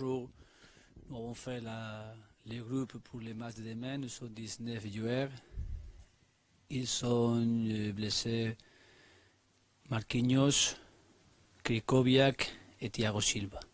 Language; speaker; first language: French; non-native, learner; Spanish